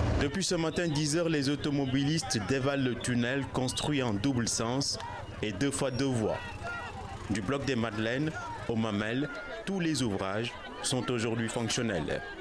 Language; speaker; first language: French; non-native, local second language; Wolof